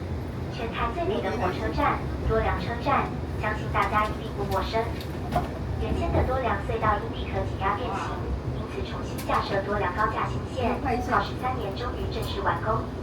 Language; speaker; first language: Chinese; native; Chinese